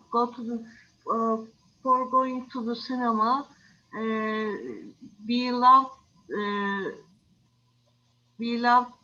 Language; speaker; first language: English; non-native, learner; Turkish